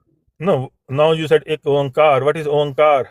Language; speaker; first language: English; non-native, fluent; Punjabi